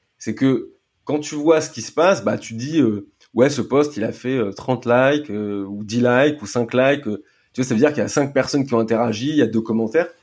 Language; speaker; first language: French; native; French